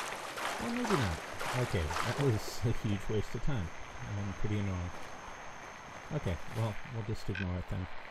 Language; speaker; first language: English; native; English